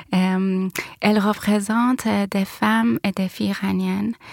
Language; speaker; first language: French; non-native, fluent; Persian